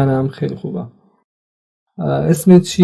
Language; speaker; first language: Persian; non-native, fluent; Central Kurdish